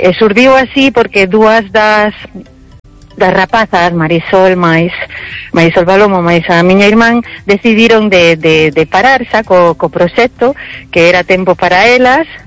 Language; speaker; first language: Galician; early bilingual, heritage; Galician